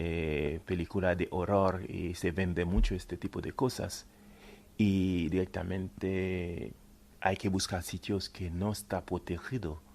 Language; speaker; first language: Spanish; non-native, fluent; Haitian Creole